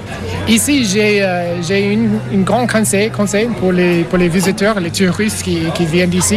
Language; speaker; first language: French; non-native, learner; English